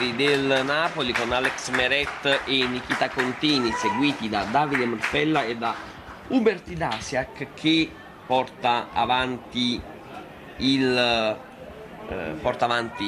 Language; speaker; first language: Italian; native; Italian